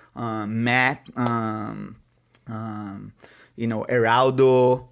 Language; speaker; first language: English; non-native, fluent; Portuguese